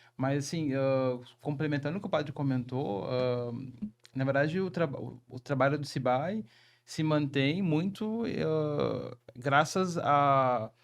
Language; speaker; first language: Portuguese; native; Portuguese